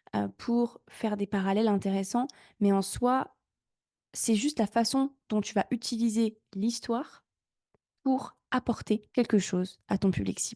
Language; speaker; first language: French; native; French